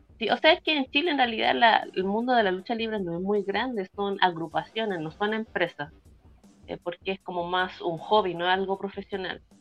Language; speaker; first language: Spanish; native; Spanish